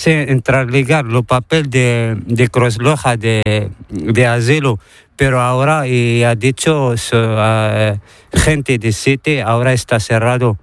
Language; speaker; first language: Spanish; non-native, learner; Arabic